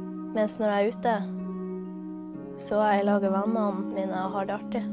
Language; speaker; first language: Norwegian; early bilingual, other home language; Somali